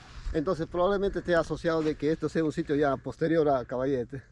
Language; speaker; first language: Spanish; native; Spanish